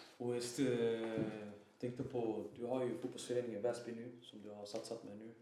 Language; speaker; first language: Swedish; early bilingual, other home language; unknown